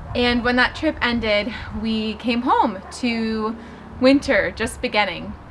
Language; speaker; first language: English; native; English